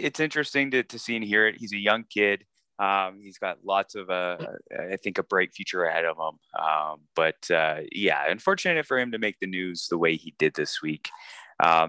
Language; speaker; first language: English; native; English